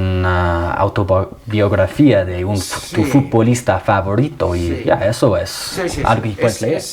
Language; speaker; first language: Spanish; non-native, fluent; English